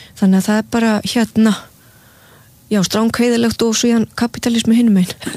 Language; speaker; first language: Icelandic; native; Icelandic